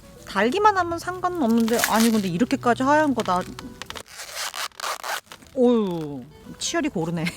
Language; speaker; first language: Korean; native; Korean